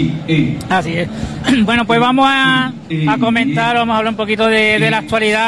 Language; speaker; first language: Spanish; native; Spanish